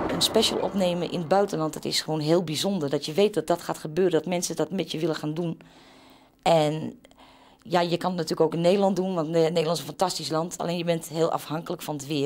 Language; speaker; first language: Dutch; native; Dutch